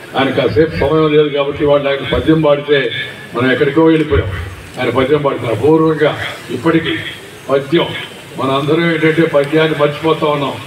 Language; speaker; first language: Telugu; native; Telugu